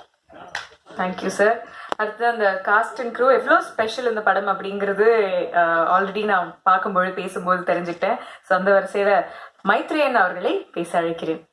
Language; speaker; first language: Tamil; native; Tamil